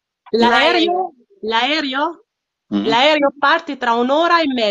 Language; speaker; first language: Italian; non-native, learner; Arabic